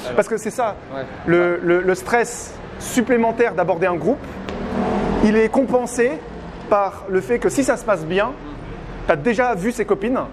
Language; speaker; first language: French; native; French